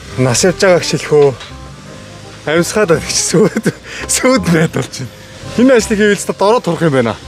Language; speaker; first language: Mongolian; native; Mongolian